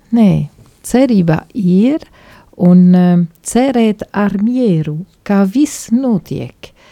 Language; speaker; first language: Latvian; non-native, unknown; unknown